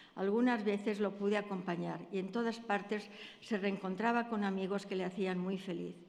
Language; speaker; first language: Spanish; native; Spanish